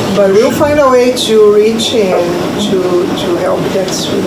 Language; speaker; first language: English; non-native, fluent; Portuguese